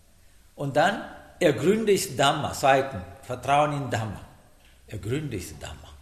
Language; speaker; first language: German; non-native, learner; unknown